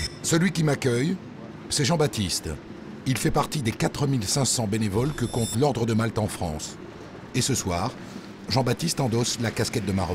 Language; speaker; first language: French; native; French